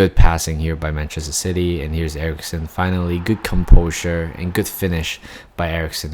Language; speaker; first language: English; non-native, fluent; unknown